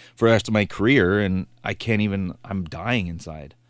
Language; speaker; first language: English; native; English